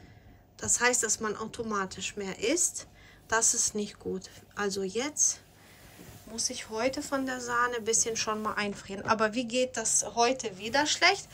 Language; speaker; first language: German; non-native, fluent; Ukrainian